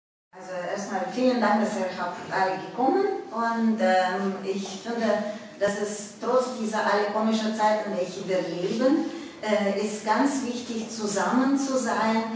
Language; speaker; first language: German; non-native, fluent; Russian